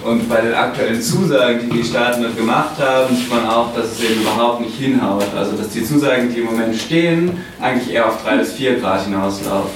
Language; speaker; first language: German; native; German